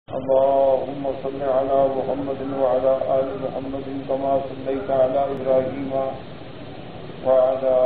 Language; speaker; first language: Urdu; early bilingual, heritage; Urdu